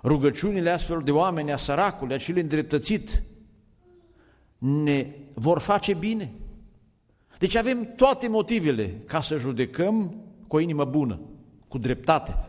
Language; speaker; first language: Romanian; native; Romanian